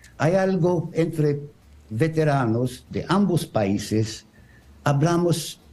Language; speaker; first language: Spanish; non-native, learner; French